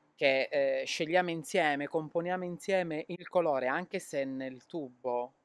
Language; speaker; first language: Italian; native; Italian